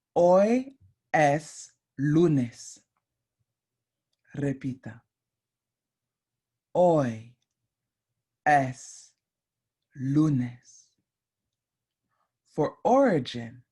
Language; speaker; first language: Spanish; non-native, fluent; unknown